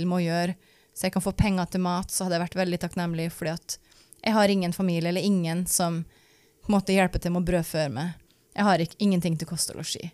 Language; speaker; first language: Norwegian; native; Norwegian